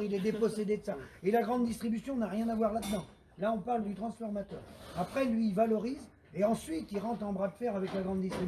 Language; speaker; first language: French; native; French